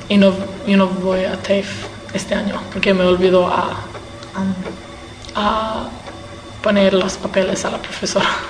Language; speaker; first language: Spanish; early bilingual, heritage; English